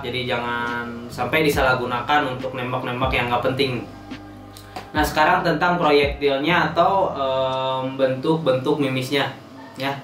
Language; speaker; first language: Indonesian; native; Indonesian